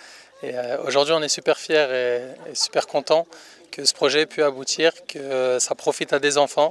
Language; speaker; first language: French; native; French